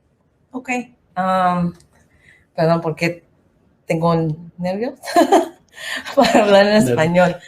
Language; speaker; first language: Spanish; non-native, learner; English